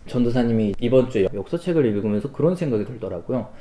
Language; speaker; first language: Korean; native; Korean